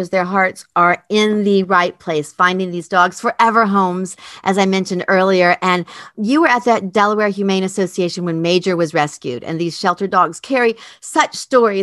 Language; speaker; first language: English; native; English